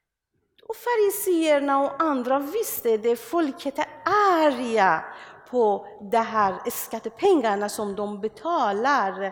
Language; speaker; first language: Swedish; non-native, learner; Persian